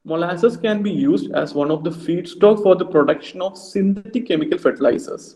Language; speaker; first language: English; non-native, local second language; Malayalam